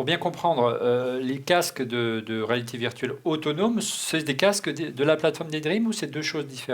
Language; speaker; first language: French; native; French